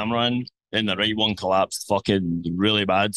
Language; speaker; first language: English; native; English